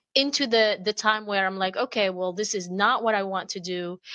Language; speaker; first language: English; non-native, fluent; Arabic